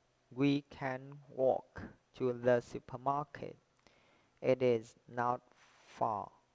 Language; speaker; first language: English; non-native, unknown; Vietnamese